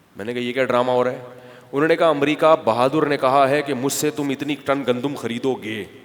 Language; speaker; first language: Urdu; native; Urdu